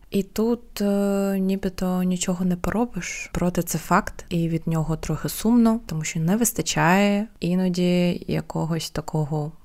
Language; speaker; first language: Ukrainian; non-native, local second language; Russian